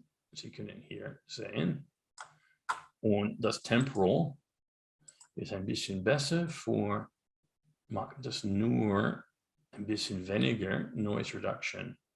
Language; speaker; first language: German; non-native, learner; English